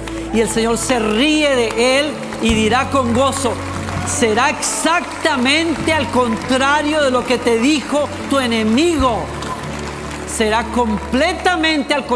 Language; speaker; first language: Spanish; native; Spanish